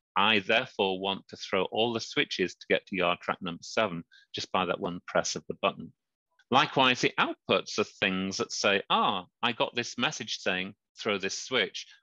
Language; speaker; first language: English; native; English